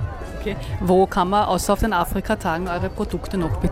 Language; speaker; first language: German; native; German